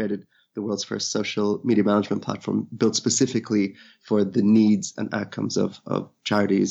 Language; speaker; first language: English; native; English